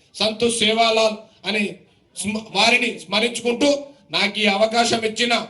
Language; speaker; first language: Telugu; native; Telugu